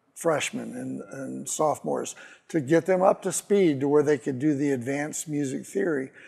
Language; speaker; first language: English; native; English